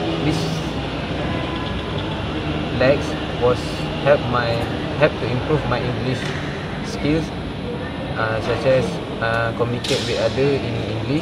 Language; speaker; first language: English; non-native, local second language; Malay